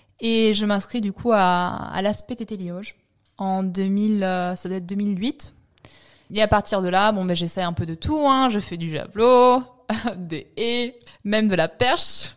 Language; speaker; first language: French; early bilingual, other home language; Italian